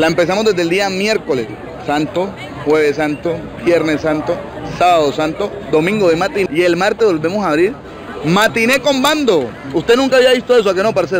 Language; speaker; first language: Spanish; native; Spanish